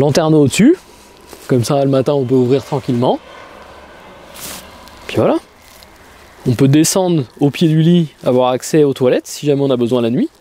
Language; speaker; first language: French; native; French